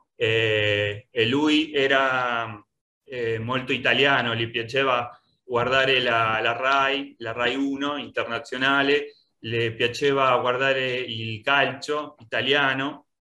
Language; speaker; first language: Italian; non-native, learner; Spanish